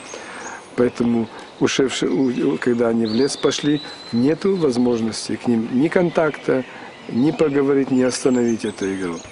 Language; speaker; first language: Russian; native; Russian